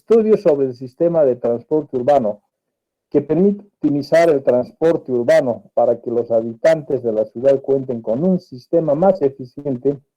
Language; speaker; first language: Spanish; native; Spanish